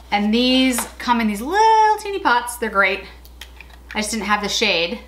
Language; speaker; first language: English; native; English